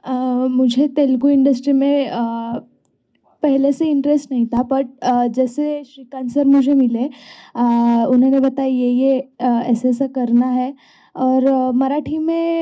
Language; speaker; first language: Hindi; non-native, local second language; Marathi